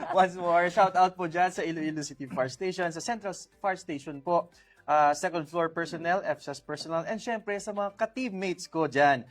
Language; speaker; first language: Filipino; non-native, local second language; Hiligaynon